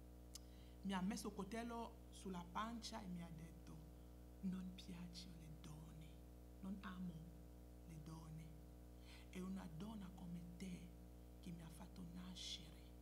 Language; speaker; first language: Italian; non-native, fluent; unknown